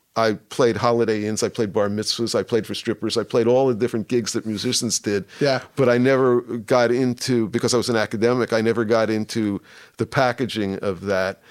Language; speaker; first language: English; native; English